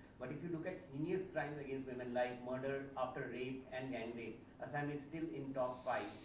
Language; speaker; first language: English; non-native, local second language; Assamese